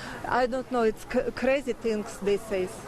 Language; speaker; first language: English; non-native, learner; Ukrainian